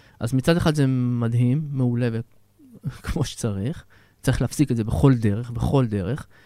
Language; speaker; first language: Hebrew; native; Hebrew